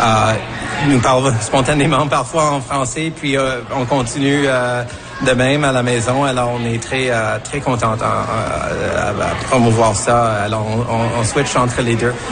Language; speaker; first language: French; non-native, fluent; English